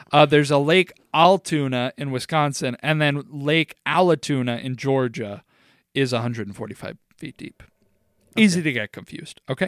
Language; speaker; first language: English; native; English